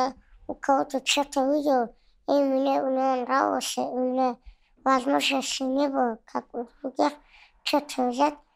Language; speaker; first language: Russian; non-native, local second language; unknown